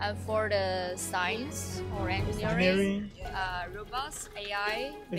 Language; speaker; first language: English; non-native, fluent; Chinese